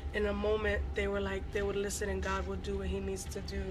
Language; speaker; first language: English; early bilingual, other home language; Spanish